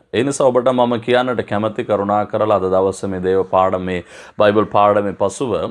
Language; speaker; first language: Sinhala; non-native, local second language; Tamil